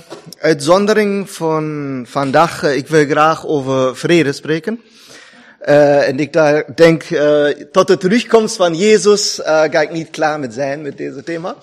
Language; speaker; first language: Dutch; non-native, fluent; German